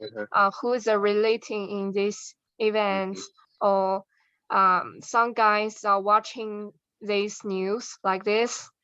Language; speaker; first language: English; non-native, learner; Chinese